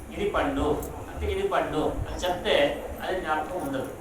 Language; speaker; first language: Telugu; non-native, local second language; Kannada